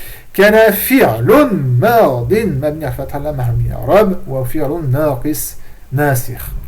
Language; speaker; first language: Arabic; non-native, fluent; French